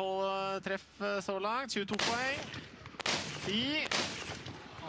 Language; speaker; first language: Norwegian; native; Norwegian